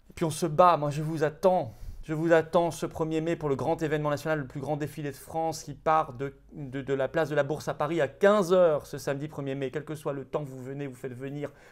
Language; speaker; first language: French; native; French